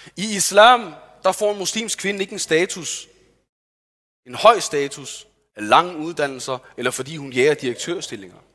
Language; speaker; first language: Danish; early bilingual, other home language; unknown